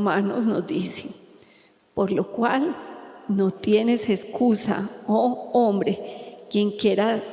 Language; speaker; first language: Spanish; native; Spanish